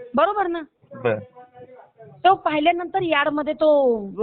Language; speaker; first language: Marathi; native; Marathi